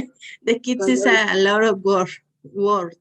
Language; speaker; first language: English; non-native, learner; Spanish